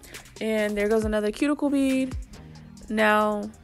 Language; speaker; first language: English; native; English